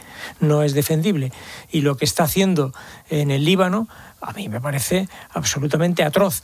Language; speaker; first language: Spanish; native; Spanish